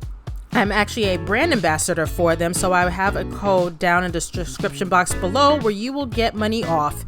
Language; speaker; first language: English; native; English